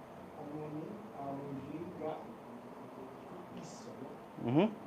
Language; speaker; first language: Korean; non-native, learner; English